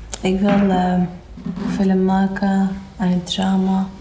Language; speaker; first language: Dutch; non-native, learner; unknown